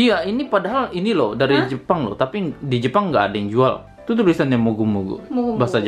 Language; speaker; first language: Indonesian; native; Indonesian